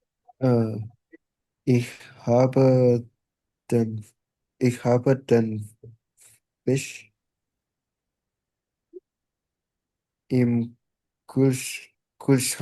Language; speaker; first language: German; non-native, learner; Indonesian